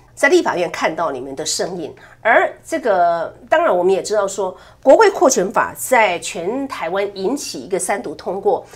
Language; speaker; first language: Chinese; non-native, local second language; Min Nan Chinese